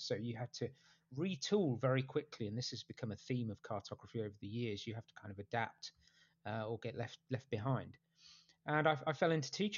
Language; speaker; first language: English; native; English